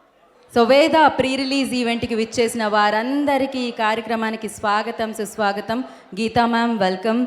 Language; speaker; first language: Telugu; native; Telugu